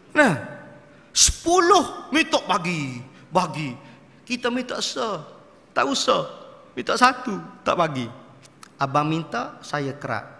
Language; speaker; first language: Malay; native; Malay